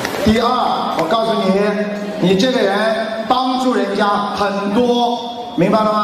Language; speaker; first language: Chinese; native; Chinese